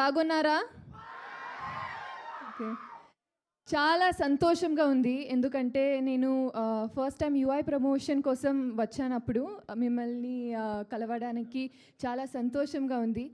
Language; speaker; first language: Telugu; non-native, learner; Kannada